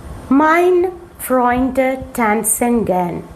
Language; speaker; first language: German; non-native, fluent; Malayalam